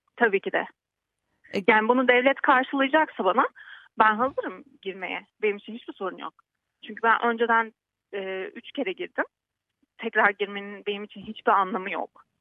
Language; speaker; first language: Turkish; native; Turkish